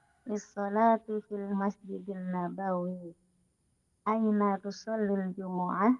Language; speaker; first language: Arabic; non-native, learner; Indonesian